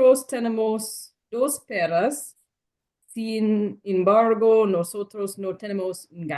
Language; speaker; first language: Spanish; non-native, learner; English